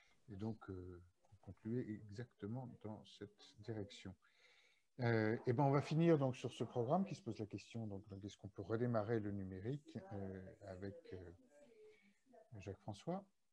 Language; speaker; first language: French; native; French